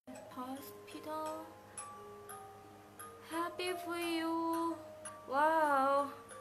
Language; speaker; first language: English; non-native, fluent; Thai